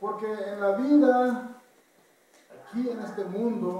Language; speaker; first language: Spanish; non-native, fluent; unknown